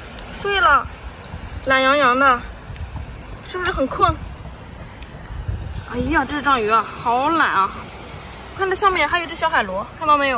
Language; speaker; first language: Chinese; native; Chinese